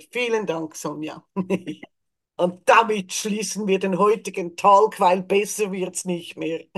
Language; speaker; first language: German; native; German